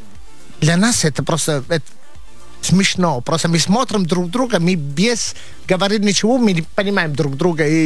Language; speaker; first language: Russian; non-native, learner; Italian